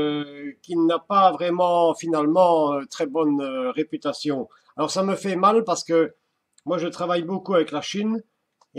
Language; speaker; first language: French; native; French